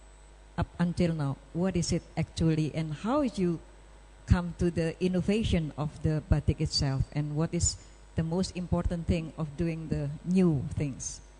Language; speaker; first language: English; non-native, fluent; Indonesian